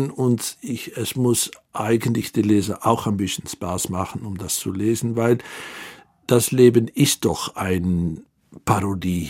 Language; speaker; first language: German; non-native, fluent; Dutch